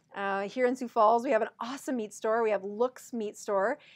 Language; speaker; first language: English; native; English